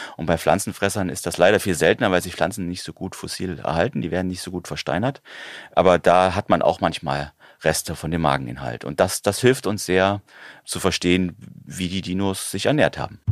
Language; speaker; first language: German; native; German